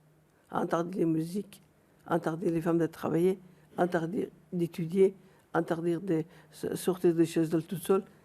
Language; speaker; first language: French; non-native, fluent; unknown